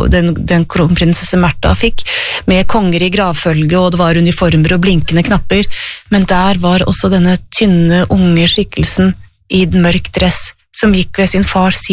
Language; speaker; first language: Norwegian; native; Norwegian